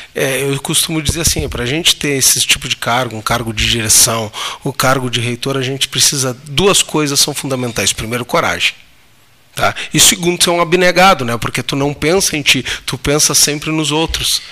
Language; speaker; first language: Portuguese; native; Portuguese